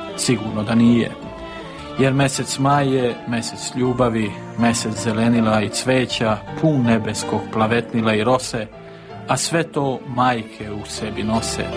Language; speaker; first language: Serbian; early bilingual, heritage; Serbian